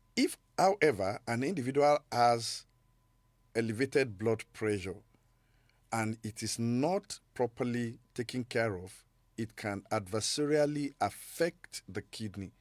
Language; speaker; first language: English; non-native, local second language; Yoruba